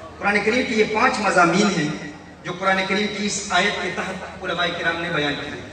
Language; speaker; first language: Urdu; early bilingual, heritage; Urdu